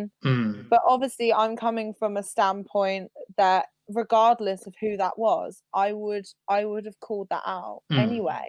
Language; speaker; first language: English; native; English